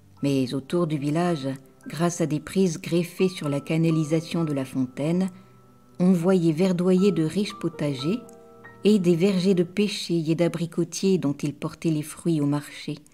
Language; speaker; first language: French; native; French